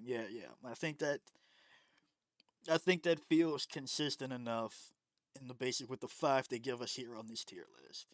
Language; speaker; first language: English; native; English